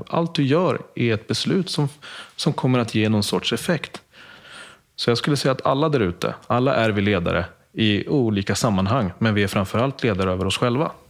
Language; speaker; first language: Swedish; early bilingual, other home language; Spanish